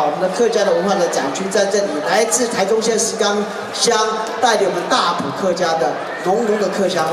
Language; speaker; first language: Chinese; native; Chinese